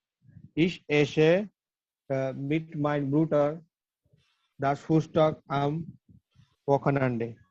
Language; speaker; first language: German; non-native, learner; Gujarati